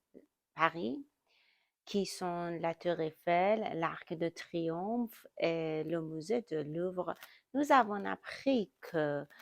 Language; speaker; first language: French; non-native, learner; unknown